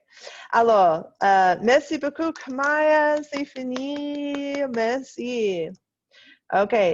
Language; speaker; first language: French; non-native, fluent; English